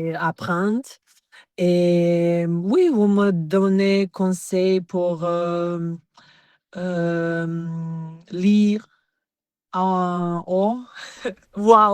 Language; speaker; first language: French; non-native, learner; Serbian